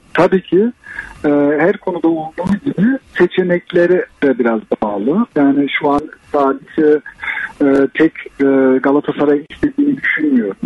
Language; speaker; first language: Turkish; early bilingual, heritage; Turkish